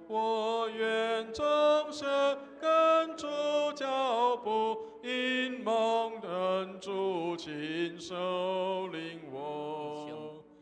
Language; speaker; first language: Chinese; native; Chinese